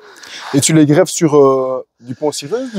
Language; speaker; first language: French; native; French